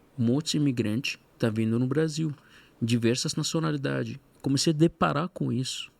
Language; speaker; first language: Portuguese; non-native, fluent; Arabic